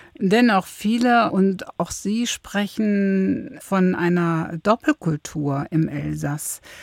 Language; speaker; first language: German; native; German